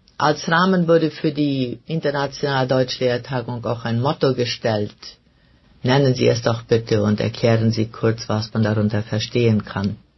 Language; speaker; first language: German; non-native, local second language; Plautdietsch